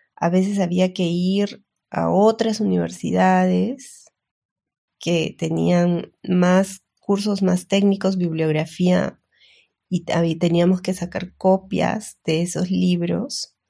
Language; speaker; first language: Spanish; native; Spanish